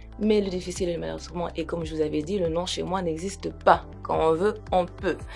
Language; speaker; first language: French; non-native, local second language; Wolof